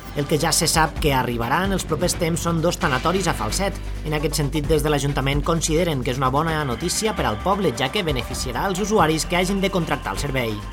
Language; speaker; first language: Catalan; native; Catalan